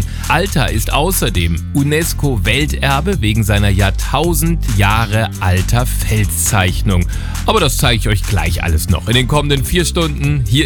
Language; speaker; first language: German; native; German